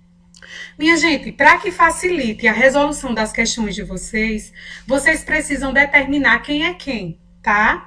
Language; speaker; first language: Portuguese; native; Portuguese